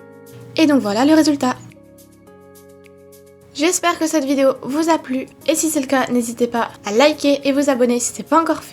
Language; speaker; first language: French; native; French